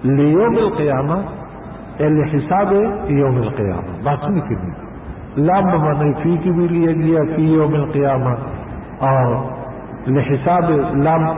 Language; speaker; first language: Urdu; non-native, local second language; Pashto